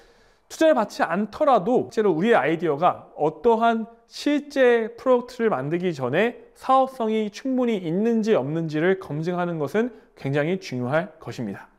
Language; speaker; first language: Korean; native; Korean